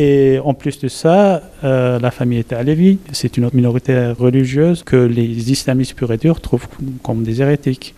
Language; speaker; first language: French; non-native, fluent; Turkish